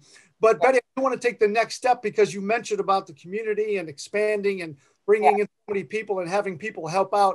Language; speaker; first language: English; native; English